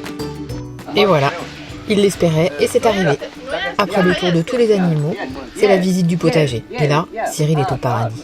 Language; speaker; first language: French; native; French